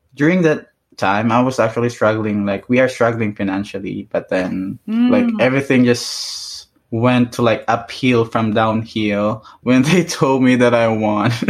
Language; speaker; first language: English; non-native, local second language; Hiligaynon